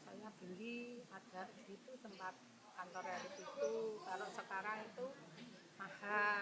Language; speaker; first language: Indonesian; non-native, local second language; Javanese